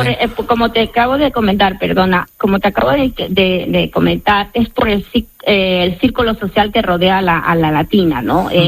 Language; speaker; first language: Spanish; native; Spanish